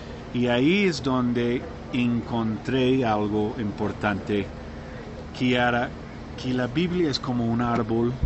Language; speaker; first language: Spanish; non-native, learner; English